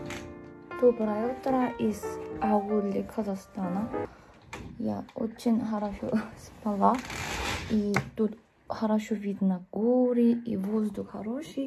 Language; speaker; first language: Russian; non-native, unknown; Korean